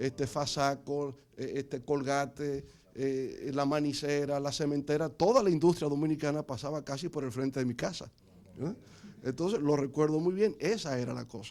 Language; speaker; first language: Spanish; native; Spanish